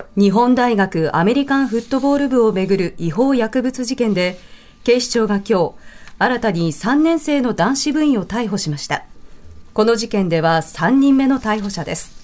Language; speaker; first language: Japanese; native; Japanese